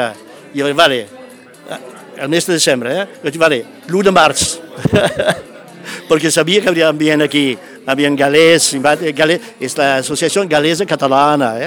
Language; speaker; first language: Catalan; non-native, fluent; English